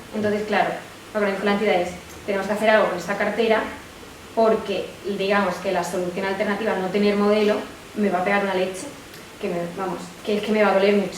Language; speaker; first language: Spanish; native; Spanish